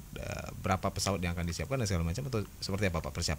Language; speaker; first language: Indonesian; non-native, local second language; Achinese